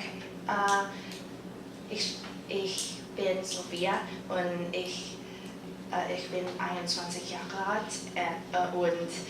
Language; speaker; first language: German; non-native, learner; Chinese